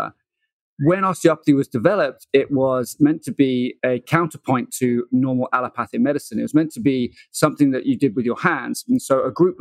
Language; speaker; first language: English; native; English